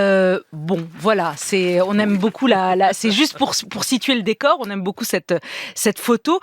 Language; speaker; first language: French; native; French